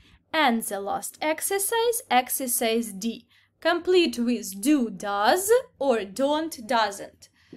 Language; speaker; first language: English; non-native, fluent; Ukrainian